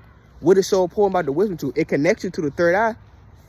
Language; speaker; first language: English; native; English